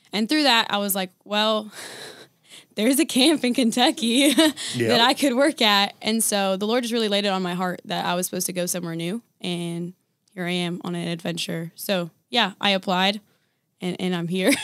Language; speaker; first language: English; native; English